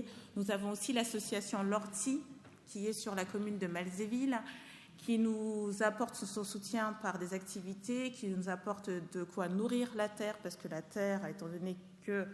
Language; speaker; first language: French; native; French